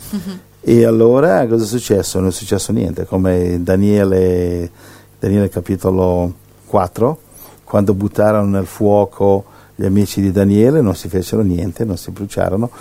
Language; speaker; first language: Italian; native; Italian